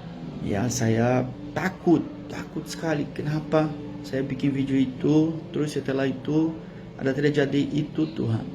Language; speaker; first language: Indonesian; non-native, learner; Portuguese